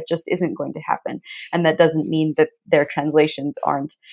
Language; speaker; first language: English; native; English